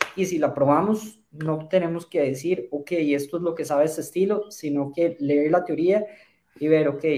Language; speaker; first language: Spanish; native; Spanish